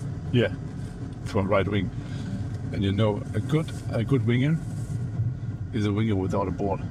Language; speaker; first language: English; non-native, fluent; German